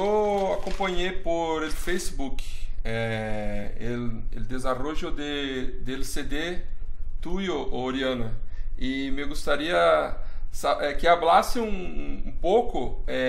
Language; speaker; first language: Spanish; non-native, fluent; Portuguese